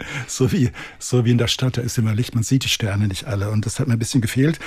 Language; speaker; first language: German; native; German